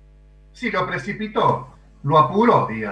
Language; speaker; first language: Spanish; native; Spanish